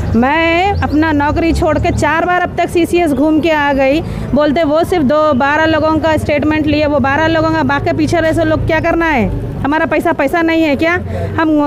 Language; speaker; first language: Hindi; non-native, local second language; Urdu